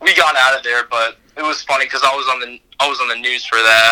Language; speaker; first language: English; native; English